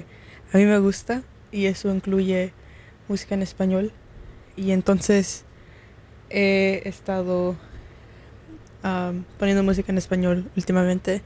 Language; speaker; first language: Spanish; early bilingual, heritage; Spanish